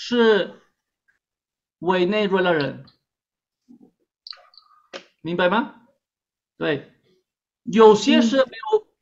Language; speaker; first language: Chinese; non-native, fluent; Spanish